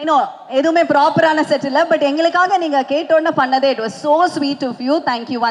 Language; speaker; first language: Tamil; native; Tamil